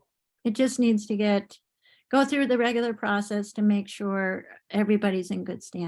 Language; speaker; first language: English; native; English